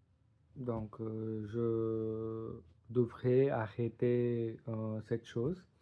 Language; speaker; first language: French; non-native, learner; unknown